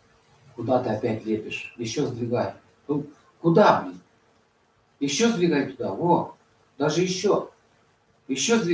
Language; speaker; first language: Russian; native; Russian